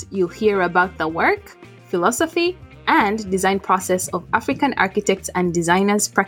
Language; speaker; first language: English; non-native, local second language; Luo (Kenya and Tanzania)